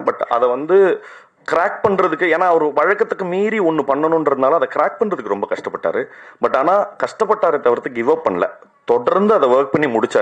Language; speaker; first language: Tamil; native; Tamil